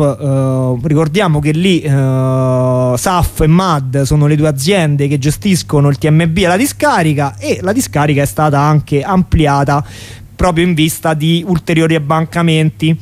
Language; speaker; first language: Italian; native; Italian